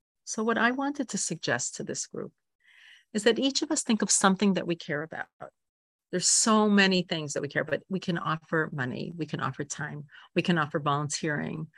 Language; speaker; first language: English; native; English